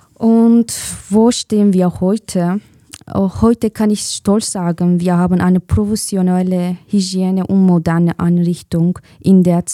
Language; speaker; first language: German; non-native, fluent; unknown